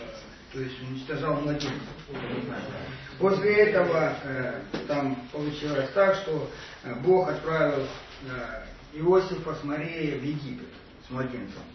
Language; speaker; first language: Russian; native; Russian